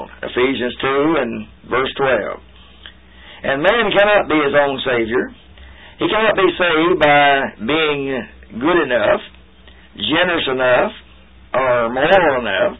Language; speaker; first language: English; native; English